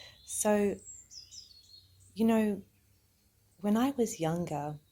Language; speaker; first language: English; native; English